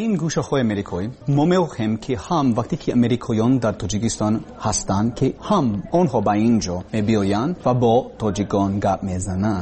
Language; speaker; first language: Persian; non-native, learner; English